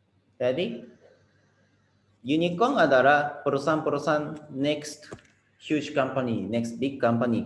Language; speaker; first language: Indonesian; non-native, fluent; Japanese